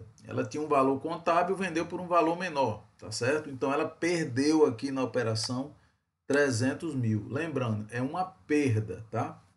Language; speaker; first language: Portuguese; native; Portuguese